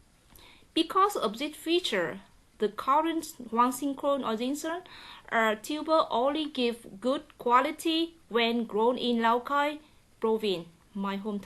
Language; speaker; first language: English; non-native, learner; Vietnamese